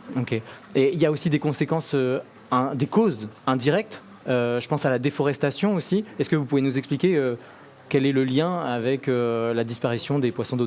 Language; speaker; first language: French; native; French